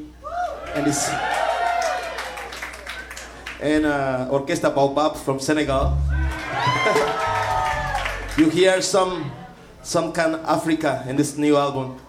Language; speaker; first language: English; non-native, learner; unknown